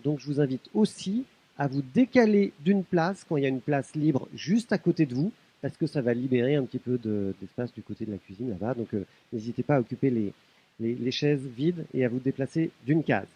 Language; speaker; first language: French; native; French